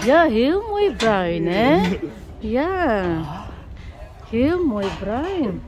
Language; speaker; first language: Dutch; non-native, learner; Filipino